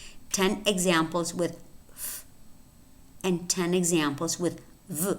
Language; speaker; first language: English; non-native, fluent; Spanish